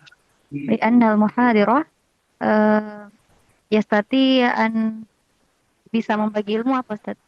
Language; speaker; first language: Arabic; non-native, learner; Indonesian